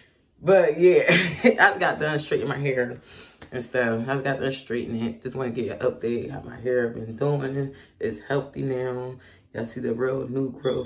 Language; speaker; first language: English; native; English